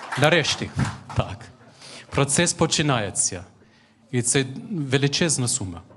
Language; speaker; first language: Ukrainian; non-native, fluent; English